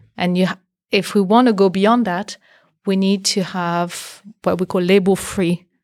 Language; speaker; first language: English; non-native, fluent; French